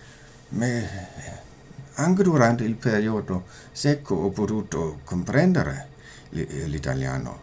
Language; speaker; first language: Italian; non-native, fluent; Danish